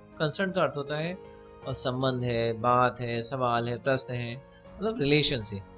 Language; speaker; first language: Hindi; native; Hindi